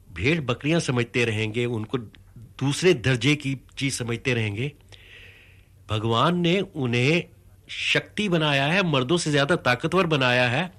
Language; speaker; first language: Hindi; native; Hindi